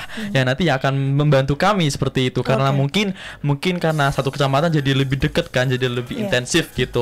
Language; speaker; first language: Indonesian; native; Indonesian